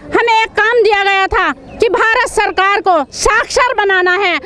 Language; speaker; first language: Hindi; native; Hindi